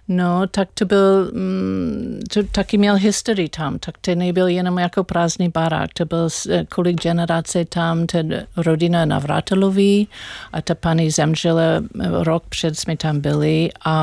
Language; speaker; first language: Czech; non-native, learner; English